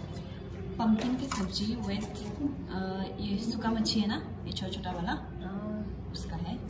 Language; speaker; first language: Hindi; non-native, local second language; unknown